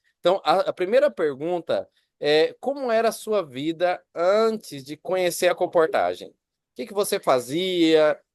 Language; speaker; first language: Portuguese; native; Portuguese